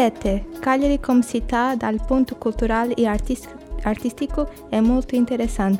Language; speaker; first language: Italian; non-native, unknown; Portuguese